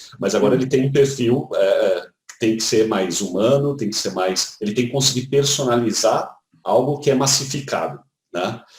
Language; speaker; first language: Portuguese; native; Portuguese